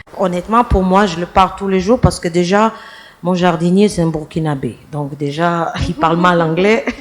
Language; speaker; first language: French; non-native, fluent; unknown